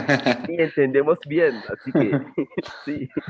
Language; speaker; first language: Spanish; non-native, fluent; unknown